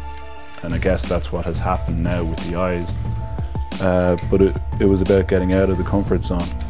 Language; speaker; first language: English; native; English